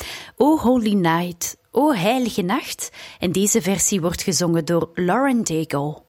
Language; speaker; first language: Dutch; native; Dutch